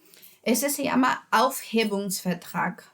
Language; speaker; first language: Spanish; early bilingual, heritage; Spanish